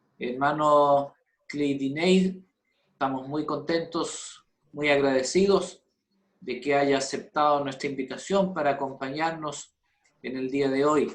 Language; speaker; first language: Spanish; native; Spanish